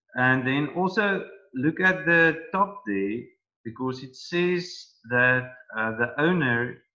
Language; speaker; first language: English; non-native, local second language; Afrikaans